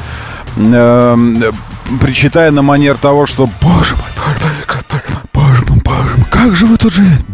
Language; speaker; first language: Russian; native; Russian